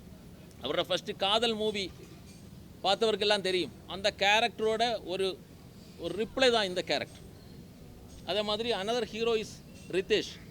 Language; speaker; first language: Tamil; non-native, learner; Malayalam